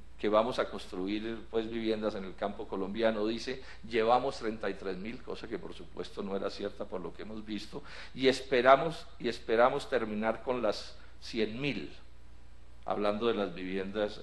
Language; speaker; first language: Spanish; native; Spanish